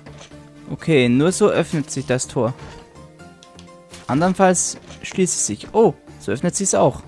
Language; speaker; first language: German; native; German